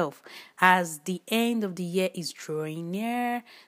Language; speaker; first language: English; non-native, local second language; Yoruba